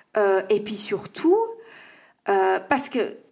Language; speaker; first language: French; native; French